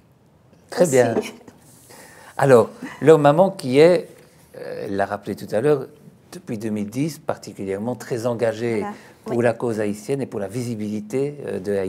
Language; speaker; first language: French; native; French